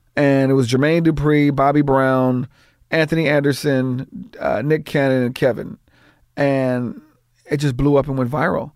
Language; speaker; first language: English; native; English